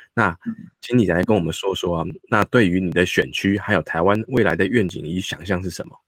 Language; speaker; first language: Chinese; native; Chinese